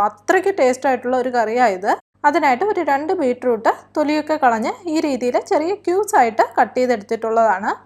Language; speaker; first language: Malayalam; native; Malayalam